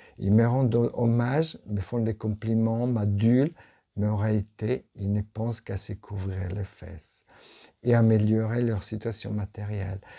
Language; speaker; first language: French; non-native, fluent; Italian